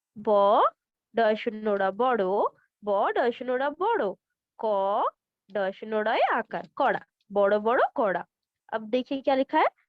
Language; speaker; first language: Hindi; non-native, local second language; Bangla